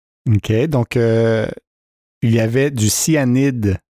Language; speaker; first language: French; early bilingual, heritage; French